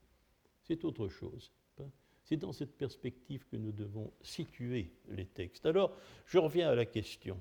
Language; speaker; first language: French; native; French